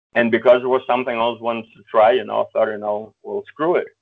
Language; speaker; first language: English; early bilingual, other home language; Russian